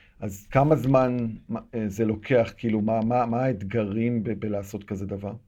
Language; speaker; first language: Hebrew; native; Hebrew